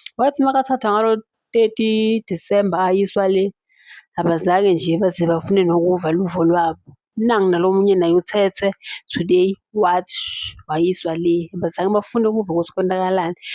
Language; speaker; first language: Zulu; non-native, local second language; Swati